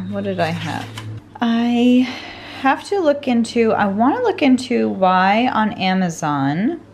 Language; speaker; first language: English; native; English